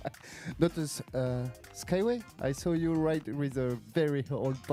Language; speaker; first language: English; non-native, learner; French